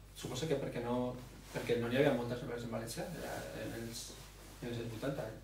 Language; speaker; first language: Spanish; non-native, local second language; Catalan